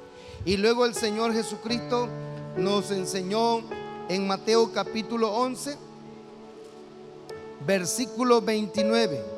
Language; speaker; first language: Spanish; native; Spanish